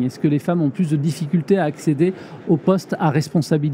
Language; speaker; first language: French; native; French